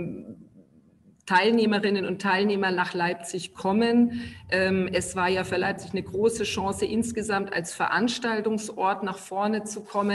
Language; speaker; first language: German; native; German